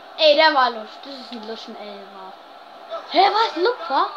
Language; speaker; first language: German; native; German